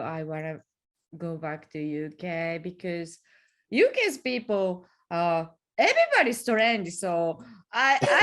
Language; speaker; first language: English; non-native, learner; Japanese